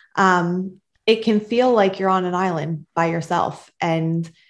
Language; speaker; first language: English; native; English